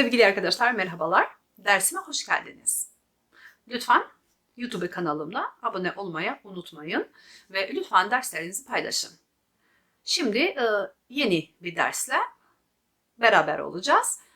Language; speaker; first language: Turkish; non-native, fluent; Albanian